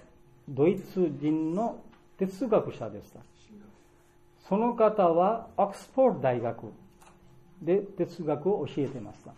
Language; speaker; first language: Japanese; non-native, fluent; Bangla